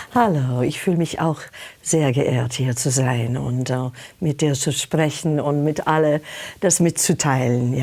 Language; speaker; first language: German; non-native, fluent; English